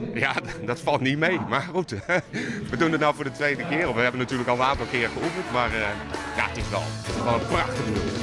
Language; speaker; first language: Dutch; native; Dutch